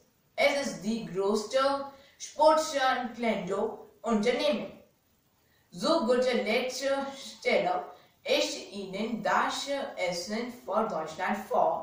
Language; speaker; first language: German; non-native, learner; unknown